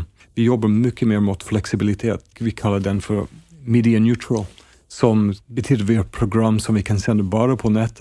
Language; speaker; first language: Swedish; non-native, fluent; English